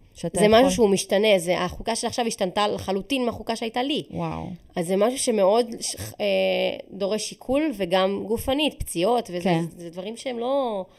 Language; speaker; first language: Hebrew; native; Hebrew